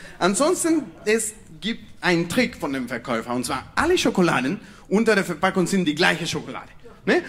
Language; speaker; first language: German; non-native, fluent; Spanish